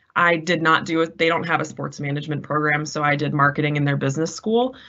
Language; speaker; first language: English; native; English